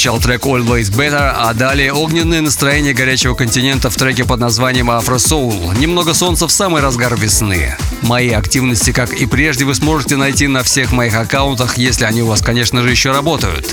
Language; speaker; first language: Russian; native; Russian